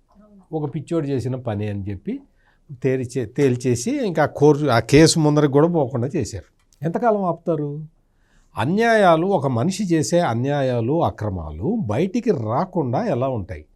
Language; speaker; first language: Telugu; native; Telugu